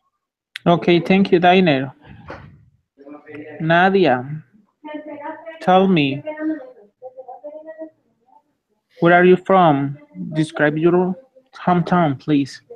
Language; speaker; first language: English; non-native, fluent; Spanish